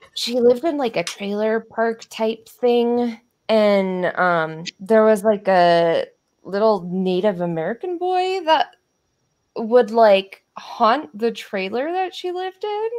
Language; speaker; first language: English; native; English